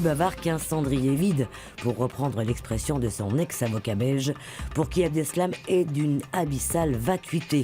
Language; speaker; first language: French; native; French